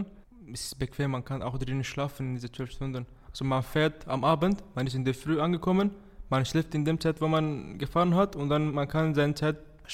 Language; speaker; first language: German; non-native, fluent; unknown